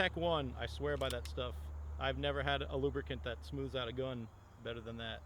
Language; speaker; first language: English; native; English